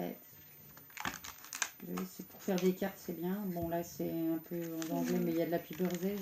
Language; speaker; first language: French; native; French